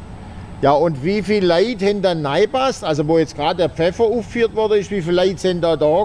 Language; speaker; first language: German; native; German